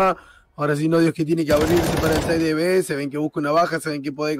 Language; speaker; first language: Spanish; native; Spanish